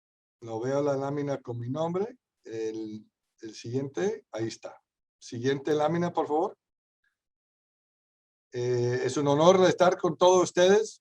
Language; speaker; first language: Spanish; non-native, fluent; English